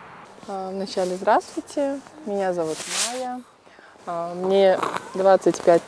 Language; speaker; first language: Russian; non-native, local second language; Kyrgyz